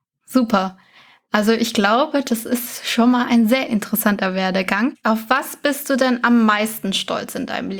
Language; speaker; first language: German; native; German